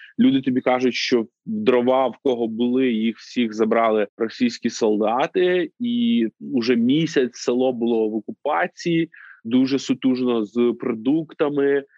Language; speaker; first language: Ukrainian; native; Ukrainian